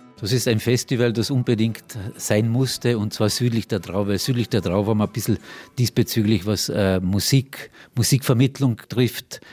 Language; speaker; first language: German; non-native, local second language; Slovenian